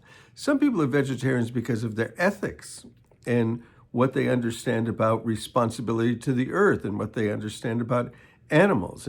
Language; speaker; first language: English; native; English